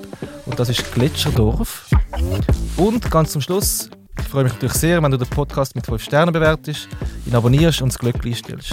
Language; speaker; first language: German; native; German